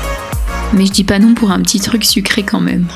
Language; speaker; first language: French; native; French